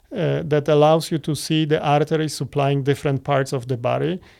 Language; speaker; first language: English; non-native, fluent; Polish